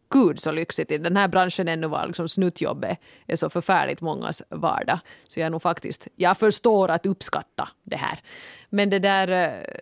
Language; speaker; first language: Swedish; native; Swedish